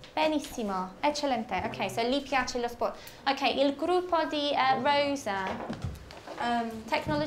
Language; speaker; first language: Italian; non-native, fluent; English